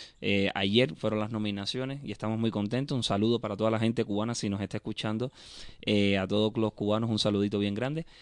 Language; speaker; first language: Spanish; native; Spanish